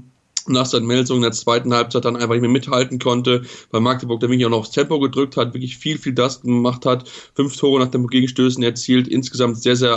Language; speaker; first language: German; native; German